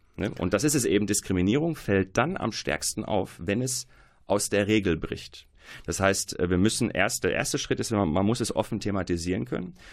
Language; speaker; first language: German; early bilingual, other home language; Arabic